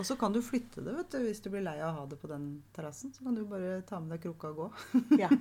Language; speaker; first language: Norwegian; native; Norwegian